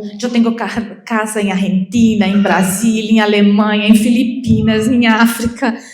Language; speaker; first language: Spanish; non-native, learner; Portuguese